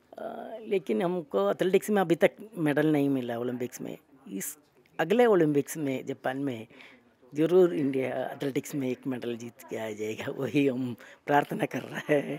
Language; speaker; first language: Hindi; non-native, local second language; Malayalam